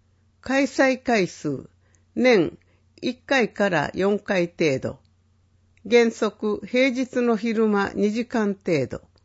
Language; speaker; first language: Japanese; native; Japanese